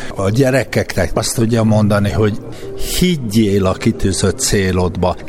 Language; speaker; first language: Hungarian; native; Hungarian